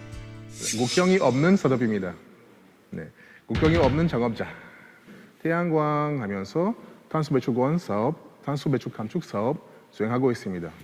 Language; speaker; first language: Korean; non-native, fluent; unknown